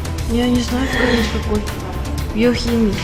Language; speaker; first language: Russian; non-native, local second language; Kyrgyz